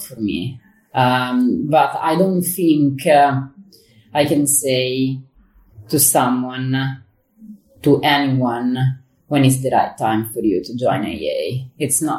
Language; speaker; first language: English; non-native, fluent; Italian